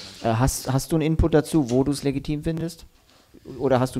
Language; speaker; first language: German; native; German